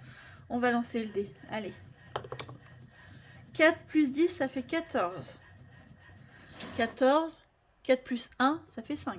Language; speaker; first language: French; native; French